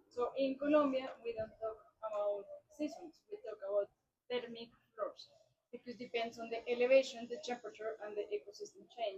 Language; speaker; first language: English; non-native, fluent; Spanish